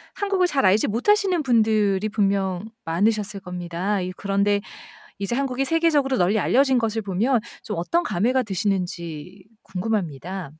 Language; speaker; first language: Korean; native; Korean